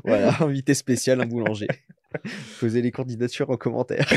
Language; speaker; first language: French; native; French